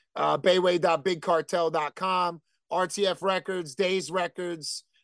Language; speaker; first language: English; native; English